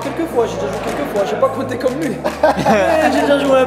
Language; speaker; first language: French; native; French